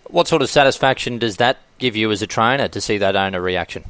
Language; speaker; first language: English; native; English